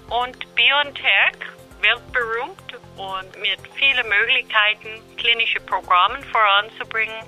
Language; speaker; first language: German; non-native, fluent; English